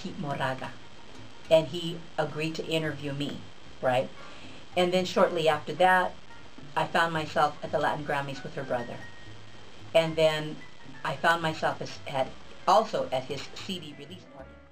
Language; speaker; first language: English; native; English